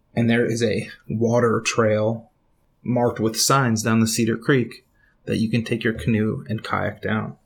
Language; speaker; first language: English; native; English